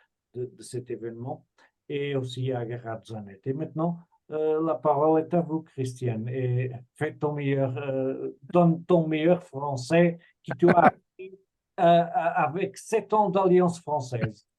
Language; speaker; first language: French; non-native, fluent; Portuguese